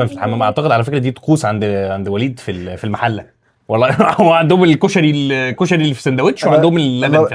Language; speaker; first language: Arabic; native; Arabic